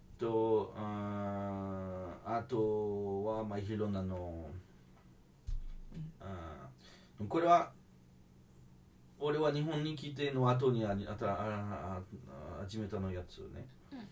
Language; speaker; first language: Japanese; non-native, fluent; French